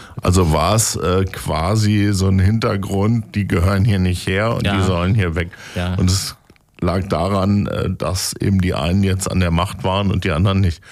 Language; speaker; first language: German; native; German